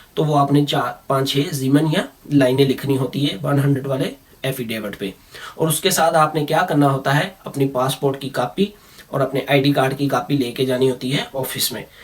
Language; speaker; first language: Urdu; non-native, local second language; Punjabi